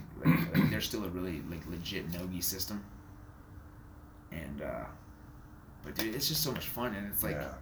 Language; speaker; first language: English; native; English